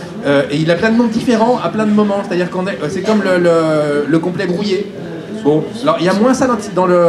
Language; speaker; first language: French; native; French